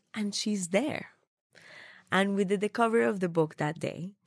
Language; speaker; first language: English; non-native, fluent; Spanish